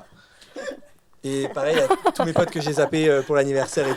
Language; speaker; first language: French; native; French